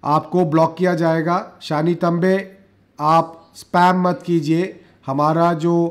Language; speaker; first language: Hindi; native; Hindi